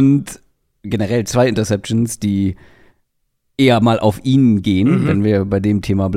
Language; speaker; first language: German; native; German